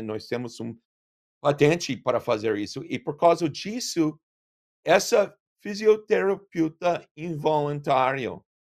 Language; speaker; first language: Portuguese; non-native, learner; English